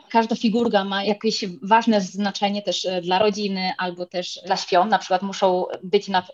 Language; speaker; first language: Polish; early bilingual, heritage; Spanish